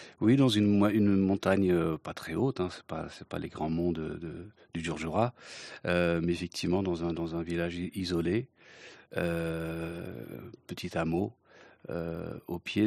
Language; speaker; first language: French; early bilingual, other home language; Kabyle